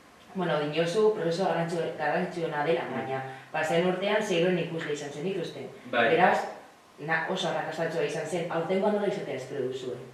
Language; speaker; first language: Basque; native; Basque